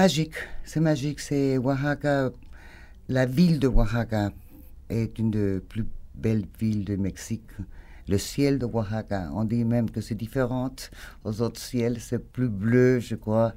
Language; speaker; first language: French; non-native, fluent; Spanish